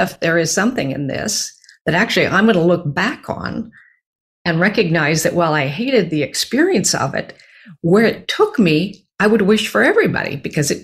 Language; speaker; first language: English; native; English